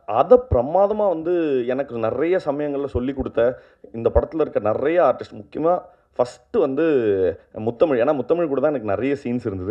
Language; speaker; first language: Tamil; native; Tamil